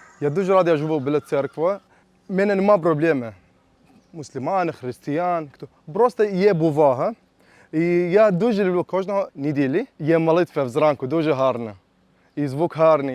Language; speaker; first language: Ukrainian; non-native, learner; Arabic